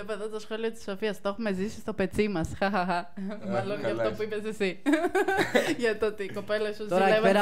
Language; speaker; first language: Greek; native; Greek